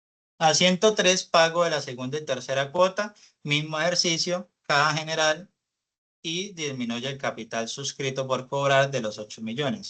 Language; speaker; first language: Spanish; native; Spanish